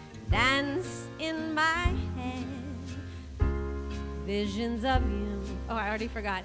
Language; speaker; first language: English; native; English